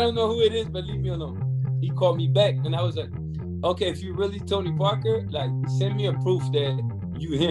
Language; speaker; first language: English; non-native, fluent; French